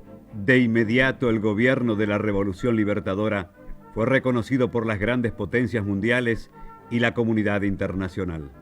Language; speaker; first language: Spanish; native; Spanish